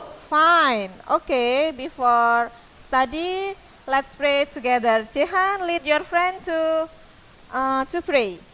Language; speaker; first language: English; non-native, fluent; Indonesian